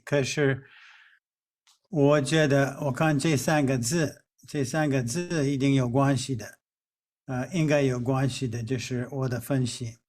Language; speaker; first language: Chinese; non-native, fluent; English